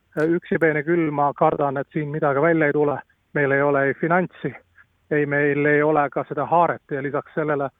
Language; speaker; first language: Estonian; non-native, fluent; Latvian